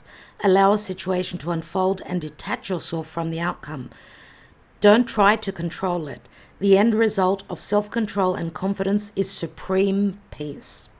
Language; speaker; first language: English; native; English